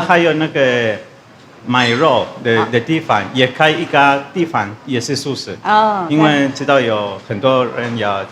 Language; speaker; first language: Chinese; non-native, learner; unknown